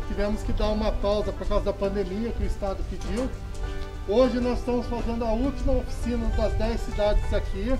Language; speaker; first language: Portuguese; native; Portuguese